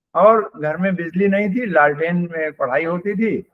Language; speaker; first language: Hindi; native; Hindi